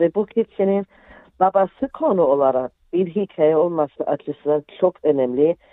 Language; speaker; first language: Turkish; early bilingual, heritage; Turkish